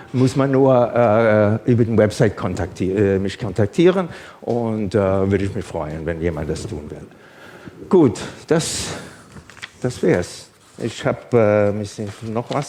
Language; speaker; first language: German; non-native, fluent; English